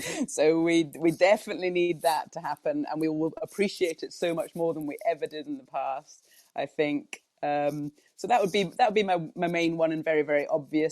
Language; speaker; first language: English; native; English